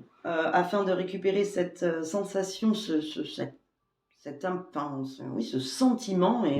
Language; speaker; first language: French; native; French